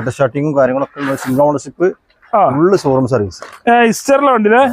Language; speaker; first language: Malayalam; native; Malayalam